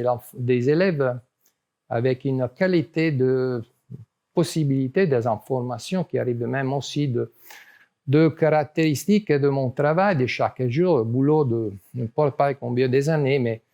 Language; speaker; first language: French; non-native, learner; Italian